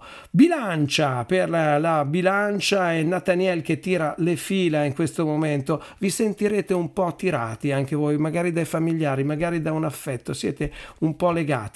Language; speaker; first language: Italian; native; Italian